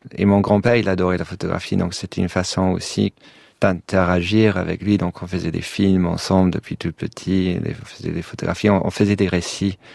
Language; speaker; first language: French; non-native, fluent; English